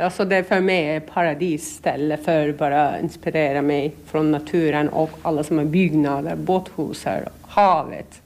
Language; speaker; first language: Swedish; non-native, learner; Turkish